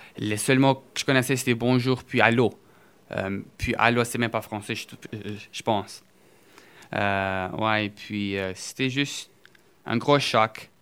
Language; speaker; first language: French; early bilingual, other home language; Portuguese